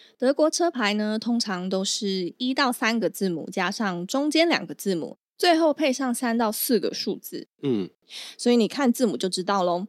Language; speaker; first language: Chinese; native; Chinese